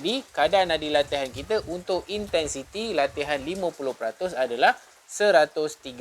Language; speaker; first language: Malay; native; Malay